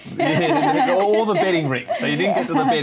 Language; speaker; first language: English; native; English